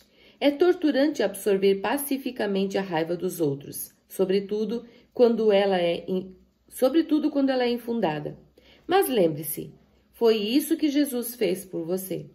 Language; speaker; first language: Portuguese; native; Portuguese